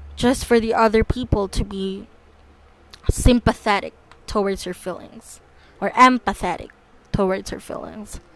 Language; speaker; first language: English; non-native, local second language; Filipino